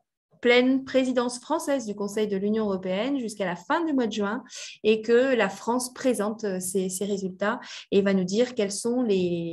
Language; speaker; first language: French; native; French